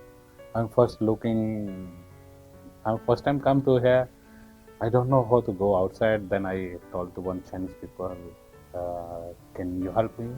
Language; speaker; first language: English; non-native, learner; Urdu